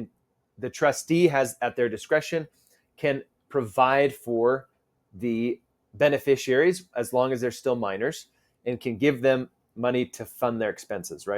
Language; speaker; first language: English; native; English